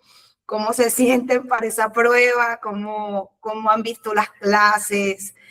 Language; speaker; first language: Spanish; native; Spanish